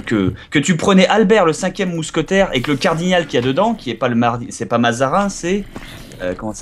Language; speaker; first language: French; native; French